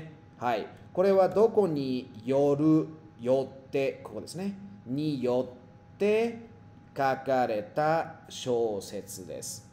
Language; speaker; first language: Japanese; non-native, fluent; Spanish